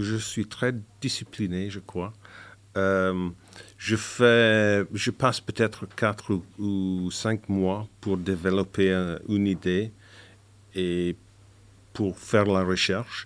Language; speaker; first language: French; non-native, fluent; English